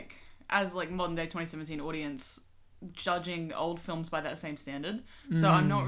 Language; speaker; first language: English; native; English